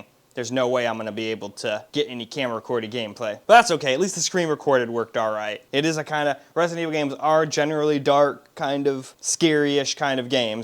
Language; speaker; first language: English; native; English